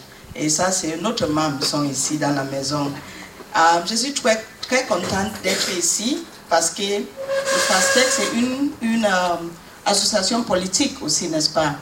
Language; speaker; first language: French; non-native, learner; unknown